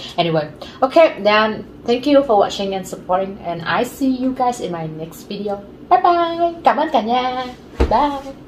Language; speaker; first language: English; non-native, fluent; Vietnamese